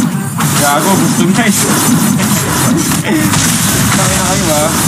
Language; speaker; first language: Filipino; native; Filipino